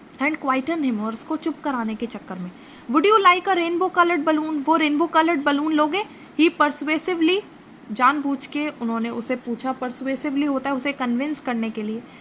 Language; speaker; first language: Hindi; native; Hindi